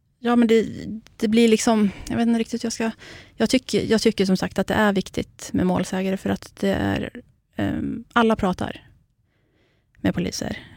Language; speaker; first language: Swedish; early bilingual, other home language; Kurdish